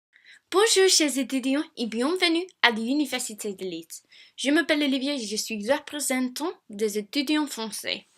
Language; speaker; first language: French; non-native, fluent; English